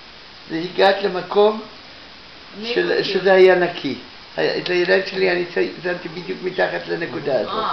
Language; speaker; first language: Hebrew; non-native, fluent; Russian